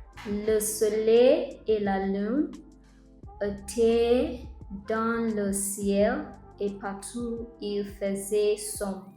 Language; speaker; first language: French; non-native, learner; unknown